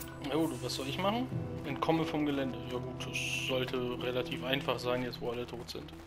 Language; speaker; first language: German; native; German